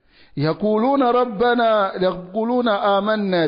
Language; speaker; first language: Arabic; non-native, fluent; Dyula